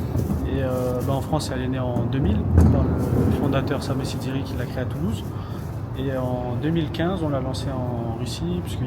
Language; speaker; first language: French; non-native, fluent; Russian